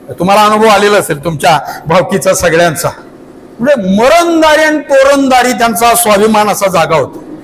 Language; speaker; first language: Marathi; non-native, local second language; Kannada